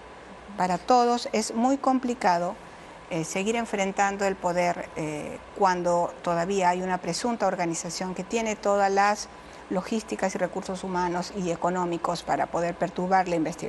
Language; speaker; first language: Spanish; native; Spanish